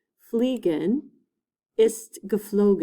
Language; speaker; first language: German; non-native, fluent; English